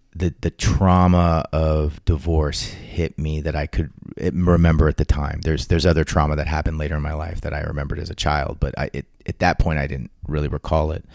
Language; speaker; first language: English; native; English